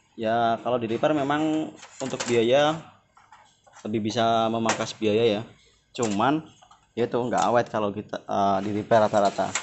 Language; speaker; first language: Indonesian; non-native, local second language; Javanese